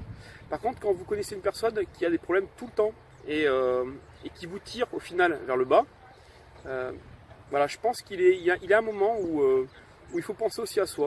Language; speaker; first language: French; native; French